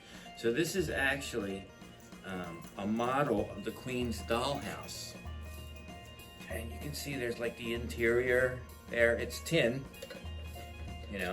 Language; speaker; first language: English; native; English